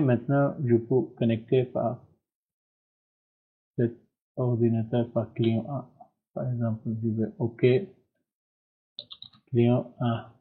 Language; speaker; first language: French; non-native, learner; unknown